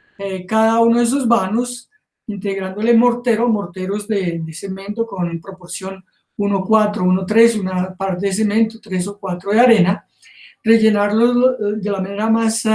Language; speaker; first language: Spanish; native; Spanish